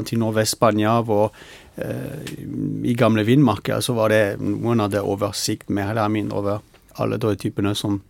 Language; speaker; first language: Norwegian; non-native, fluent; French